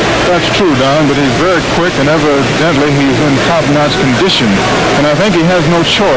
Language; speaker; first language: English; native; English